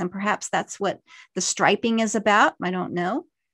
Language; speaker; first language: English; native; English